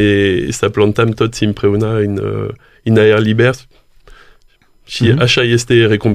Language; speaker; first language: Romanian; non-native, learner; French